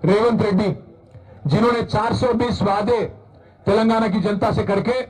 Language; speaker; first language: Hindi; non-native, local second language; Telugu